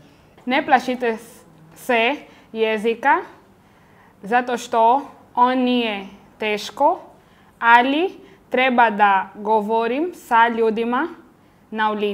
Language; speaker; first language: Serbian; non-native, learner; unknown